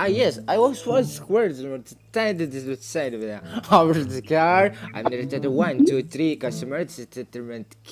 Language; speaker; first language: English; non-native, learner; Indonesian